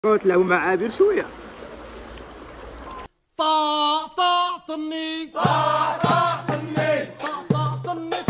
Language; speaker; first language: Arabic; native; Arabic